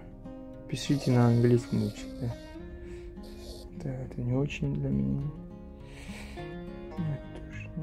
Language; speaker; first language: Russian; non-native, local second language; Kazakh